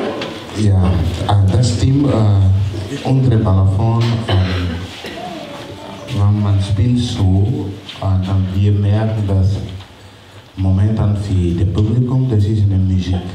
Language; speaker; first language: German; non-native, learner; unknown